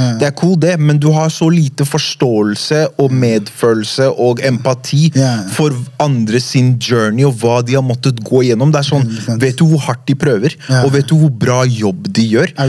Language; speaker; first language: Norwegian; early bilingual, other home language; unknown